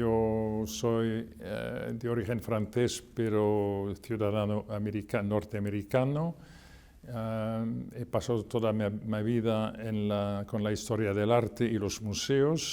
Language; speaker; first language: Spanish; non-native, fluent; French